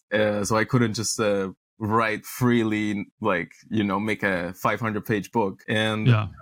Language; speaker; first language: English; non-native, fluent; Romanian